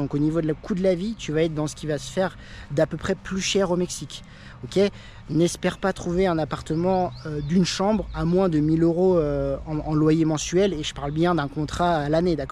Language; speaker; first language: French; native; French